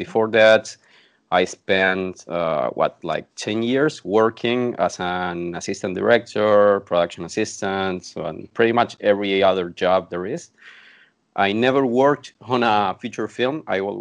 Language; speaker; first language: English; non-native, fluent; Spanish